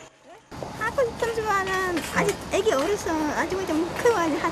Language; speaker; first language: Korean; non-native, learner; Khmer